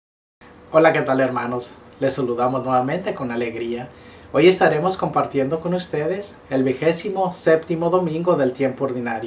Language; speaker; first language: Spanish; native; Spanish